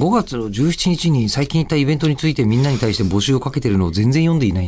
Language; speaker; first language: Japanese; native; Japanese